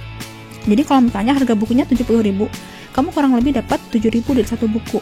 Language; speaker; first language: Indonesian; native; Indonesian